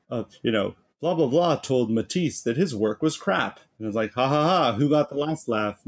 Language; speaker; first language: English; native; English